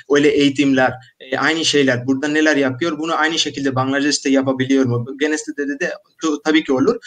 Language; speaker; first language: Turkish; non-native, learner; Bangla